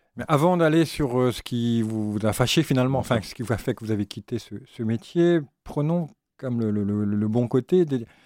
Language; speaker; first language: French; native; French